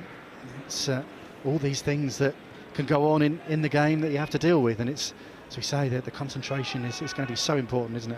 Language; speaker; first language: English; native; English